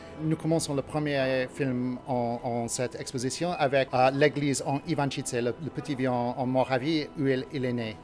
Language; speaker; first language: French; non-native, learner; English